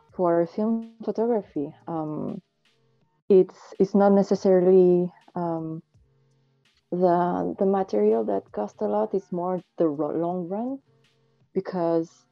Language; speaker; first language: English; non-native, fluent; French